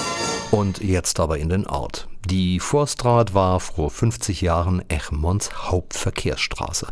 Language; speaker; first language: German; native; German